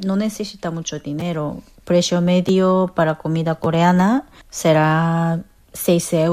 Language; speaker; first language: Spanish; non-native, fluent; Korean